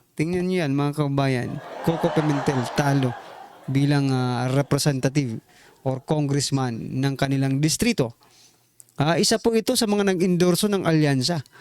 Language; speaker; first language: Filipino; native; Filipino